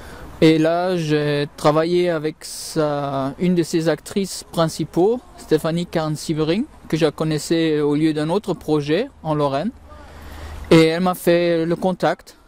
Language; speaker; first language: French; non-native, fluent; German